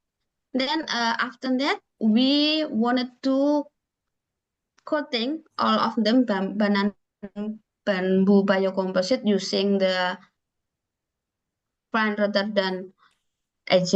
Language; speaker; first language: English; non-native, learner; Indonesian